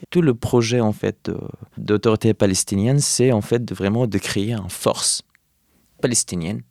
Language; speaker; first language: French; non-native, fluent; Arabic